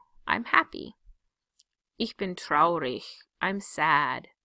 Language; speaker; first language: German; non-native, fluent; English